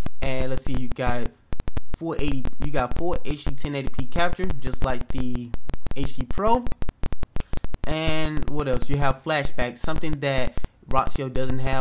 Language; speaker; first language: English; native; English